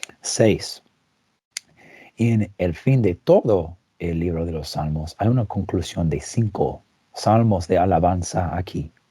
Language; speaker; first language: Spanish; non-native, fluent; English